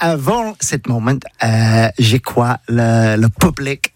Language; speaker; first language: French; non-native, learner; English